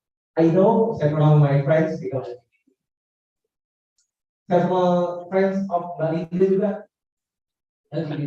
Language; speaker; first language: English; non-native, learner; Indonesian